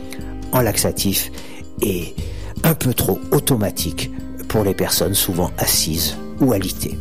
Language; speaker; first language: French; native; French